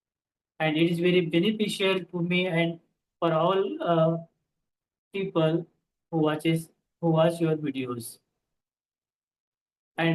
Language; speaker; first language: English; non-native, local second language; Marathi